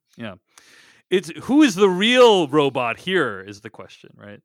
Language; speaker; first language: English; early bilingual, other home language; Chinese